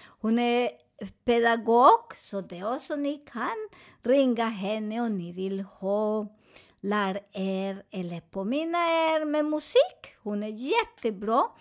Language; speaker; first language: Swedish; non-native, fluent; Spanish